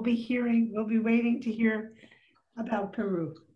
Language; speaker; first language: English; native; English